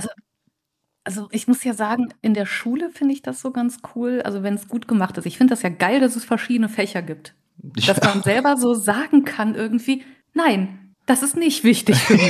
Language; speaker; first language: German; native; German